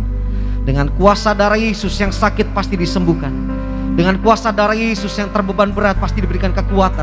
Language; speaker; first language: Indonesian; native; Indonesian